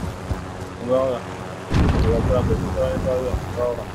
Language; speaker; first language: Spanish; native; Spanish